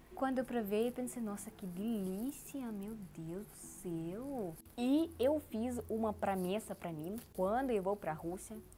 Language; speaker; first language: Portuguese; non-native, learner; Russian